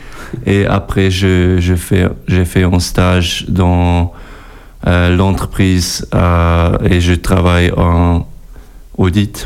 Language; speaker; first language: French; non-native, local second language; German